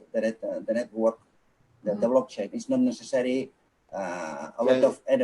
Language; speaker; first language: English; non-native, local second language; Catalan